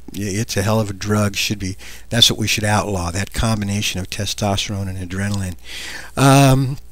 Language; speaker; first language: English; native; English